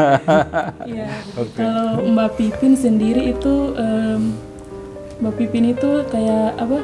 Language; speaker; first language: Indonesian; native; Indonesian